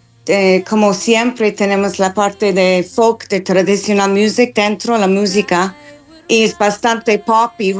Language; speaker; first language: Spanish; non-native, fluent; English